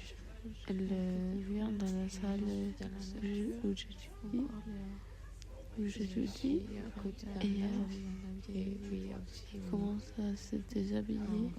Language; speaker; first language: French; non-native, fluent; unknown